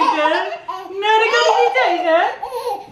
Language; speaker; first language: Dutch; native; Dutch